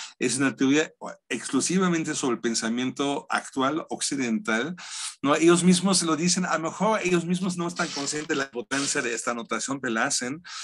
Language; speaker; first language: Spanish; non-native, fluent; German